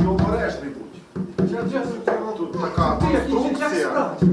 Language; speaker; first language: Ukrainian; non-native, local second language; Russian